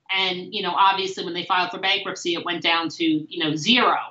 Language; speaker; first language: English; native; English